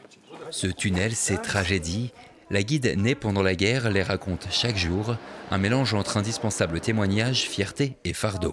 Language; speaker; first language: French; native; French